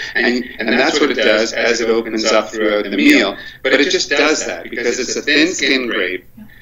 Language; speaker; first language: English; native; English